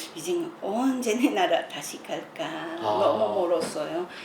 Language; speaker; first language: Korean; non-native, learner; Spanish